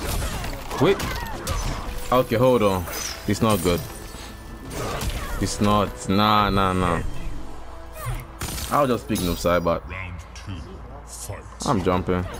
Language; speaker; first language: English; native; English